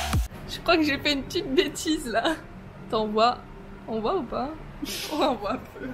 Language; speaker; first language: French; native; French